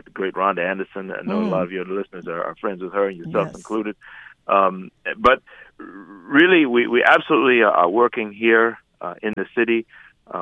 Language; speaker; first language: English; native; English